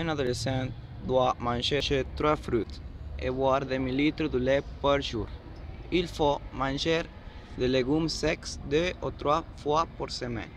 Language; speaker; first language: French; non-native, learner; Spanish